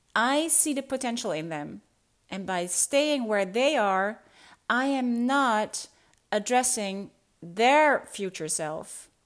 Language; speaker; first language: English; non-native, fluent; Dutch